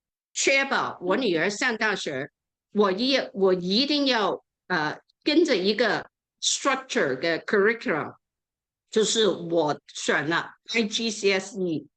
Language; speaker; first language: Chinese; non-native, local second language; Cantonese